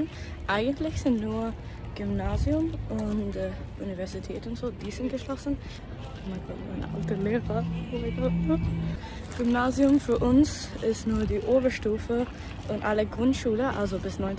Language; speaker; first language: German; non-native, learner; Swedish